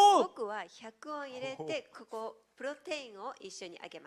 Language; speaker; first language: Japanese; non-native, learner; Korean